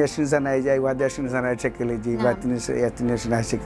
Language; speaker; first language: Arabic; non-native, learner; Bangla